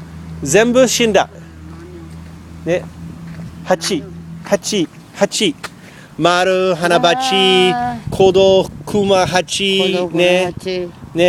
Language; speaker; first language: Japanese; non-native, learner; English